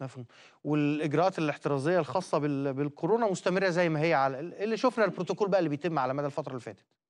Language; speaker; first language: Arabic; native; Arabic